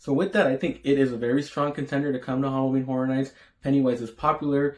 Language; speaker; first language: English; native; English